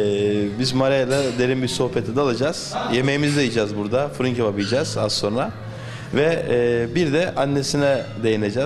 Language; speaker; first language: Turkish; native; Turkish